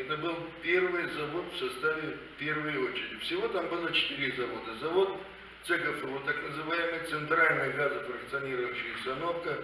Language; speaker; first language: Russian; native; Russian